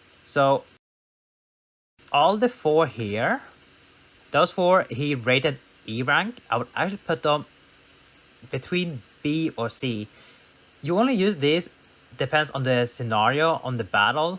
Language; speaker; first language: English; non-native, fluent; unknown